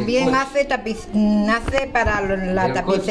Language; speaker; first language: Spanish; native; Spanish